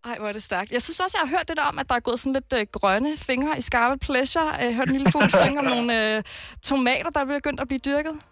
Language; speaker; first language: Danish; native; Danish